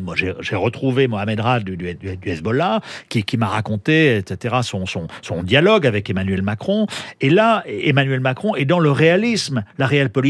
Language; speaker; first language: French; native; French